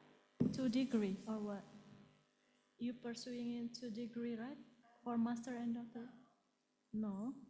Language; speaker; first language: English; non-native, learner; Indonesian